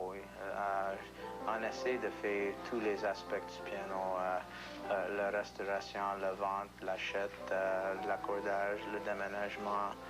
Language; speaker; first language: French; non-native, local second language; English